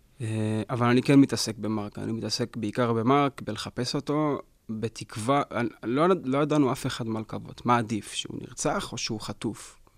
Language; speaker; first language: Hebrew; native; Hebrew